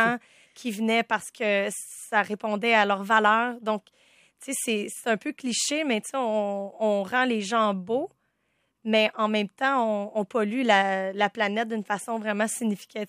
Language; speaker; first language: French; native; French